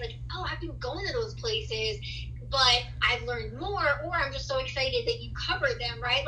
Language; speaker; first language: English; early bilingual, other home language; Spanish